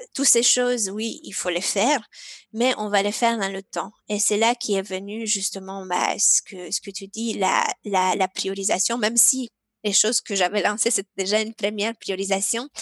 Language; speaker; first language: French; non-native, fluent; Romanian